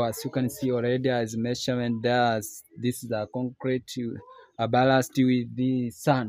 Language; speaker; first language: English; non-native, learner; Swahili